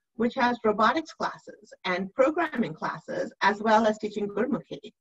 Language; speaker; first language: English; native; English